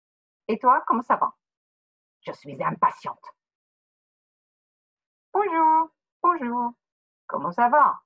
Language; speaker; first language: French; non-native, fluent; English